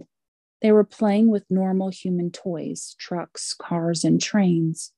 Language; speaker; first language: English; native; English